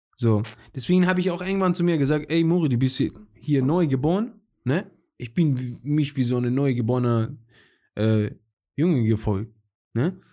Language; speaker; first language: German; non-native, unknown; Persian